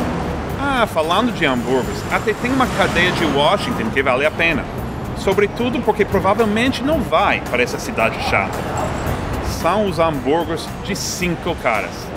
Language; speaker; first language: Portuguese; non-native, fluent; English